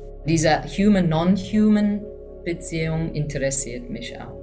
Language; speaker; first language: German; non-native, fluent; English